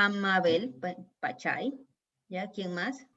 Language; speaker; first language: Spanish; native; Spanish